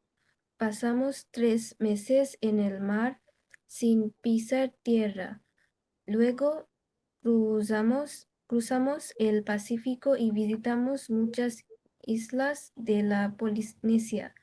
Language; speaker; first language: Spanish; non-native, learner; Bangla